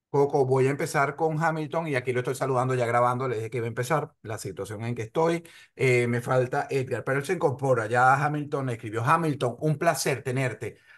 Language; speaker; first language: Spanish; native; Spanish